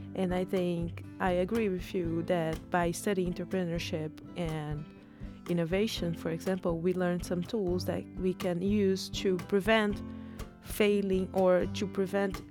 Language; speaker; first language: English; non-native, fluent; Portuguese